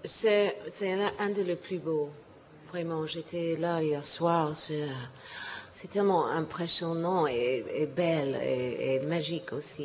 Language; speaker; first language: French; non-native, learner; English